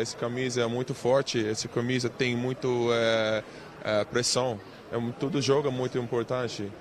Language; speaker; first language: Portuguese; non-native, learner; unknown